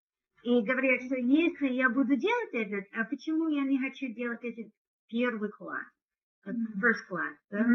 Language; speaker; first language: Russian; non-native, learner; English